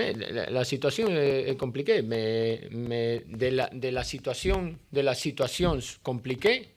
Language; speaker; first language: French; non-native, learner; Spanish